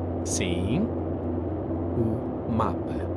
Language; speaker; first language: Portuguese; non-native, learner; English